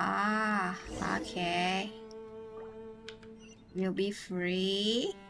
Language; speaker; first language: English; non-native, learner; Vietnamese